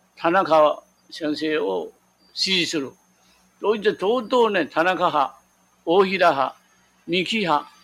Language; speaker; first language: Japanese; non-native, local second language; Min Nan Chinese